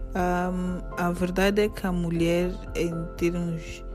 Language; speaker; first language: Portuguese; native; Portuguese